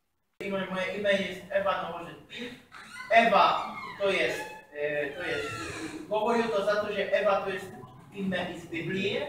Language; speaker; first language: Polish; non-native, learner; Slovak